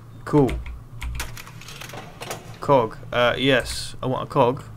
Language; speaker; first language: English; native; English